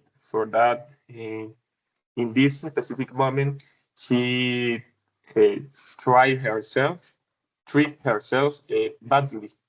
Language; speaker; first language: English; non-native, learner; Spanish